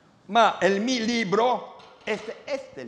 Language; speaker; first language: Spanish; non-native, learner; Romanian